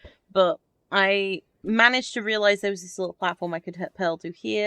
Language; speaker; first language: English; native; English